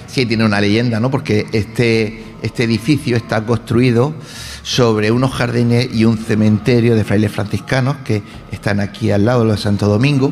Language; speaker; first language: Spanish; native; Spanish